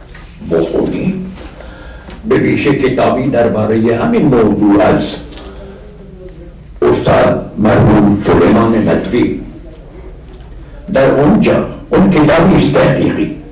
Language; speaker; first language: Persian; non-native, fluent; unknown